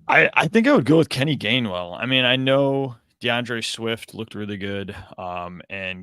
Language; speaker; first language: English; native; English